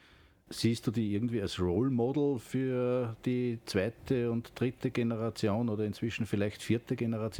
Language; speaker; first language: German; native; German